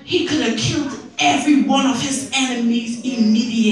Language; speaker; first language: English; native; English